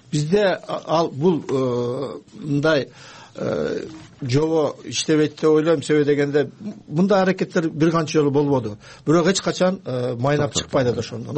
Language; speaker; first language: Kyrgyz; native; Kyrgyz